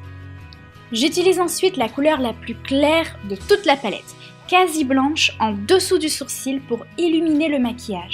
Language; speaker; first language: French; native; French